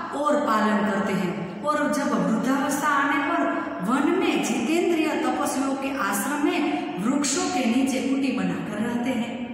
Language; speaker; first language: Hindi; non-native, local second language; Gujarati